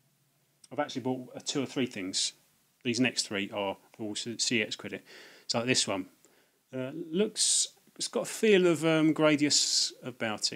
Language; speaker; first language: English; native; English